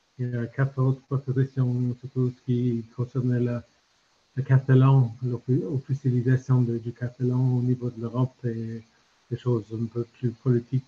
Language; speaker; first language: French; non-native, fluent; English